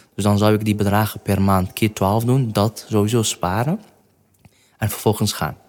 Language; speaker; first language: Dutch; non-native, fluent; Kurdish